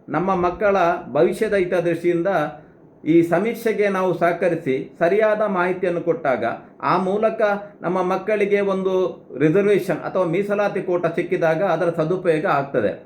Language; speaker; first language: Kannada; non-native, local second language; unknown